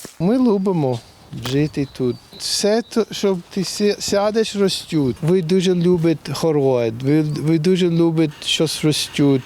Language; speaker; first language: Ukrainian; non-native, learner; English